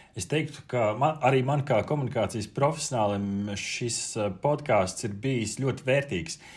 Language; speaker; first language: Latvian; non-native, local second language; Russian